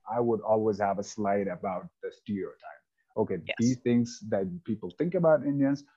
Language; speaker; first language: English; non-native, local second language; Hindi